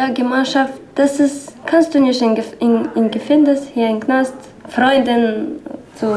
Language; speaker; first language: German; non-native, learner; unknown